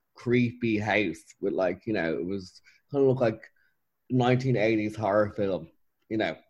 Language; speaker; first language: English; native; English